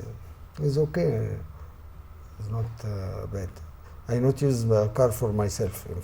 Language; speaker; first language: English; non-native, learner; Arabic